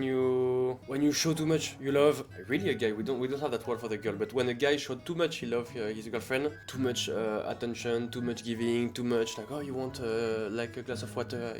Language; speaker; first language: English; non-native, fluent; French